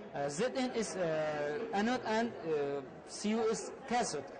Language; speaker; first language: English; non-native, learner; Arabic